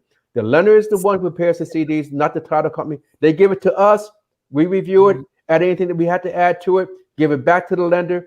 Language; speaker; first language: English; native; English